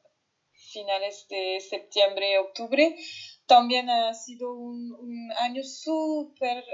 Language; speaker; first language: Spanish; non-native, fluent; French